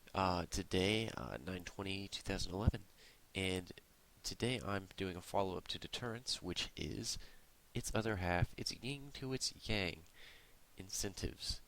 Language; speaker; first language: English; native; English